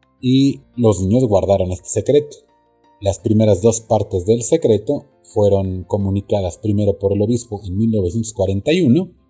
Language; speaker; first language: Spanish; native; Spanish